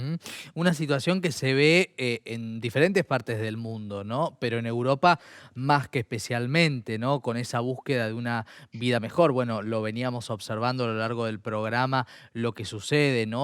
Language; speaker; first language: Spanish; native; Spanish